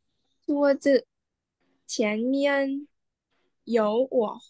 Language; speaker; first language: Chinese; non-native, learner; Vietnamese